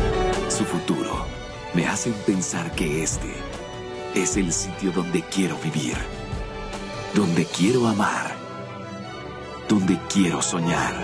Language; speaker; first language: Spanish; native; Spanish